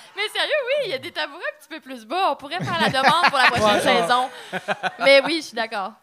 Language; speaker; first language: French; native; French